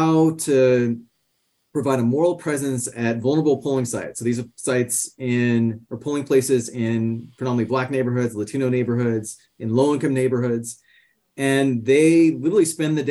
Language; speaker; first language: English; native; English